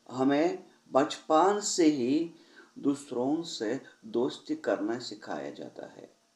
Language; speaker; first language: Hindi; non-native, fluent; Russian